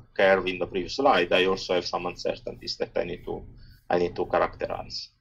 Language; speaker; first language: English; non-native, fluent; Italian